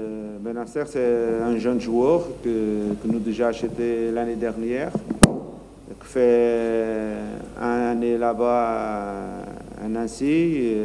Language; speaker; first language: French; non-native, learner; Portuguese